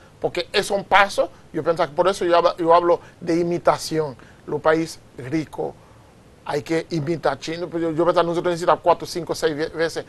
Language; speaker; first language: Spanish; non-native, fluent; Haitian Creole